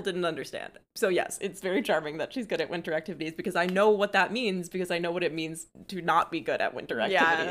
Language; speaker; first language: English; native; English